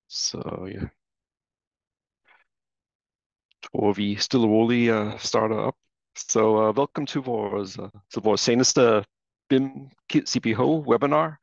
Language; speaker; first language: Danish; non-native, fluent; English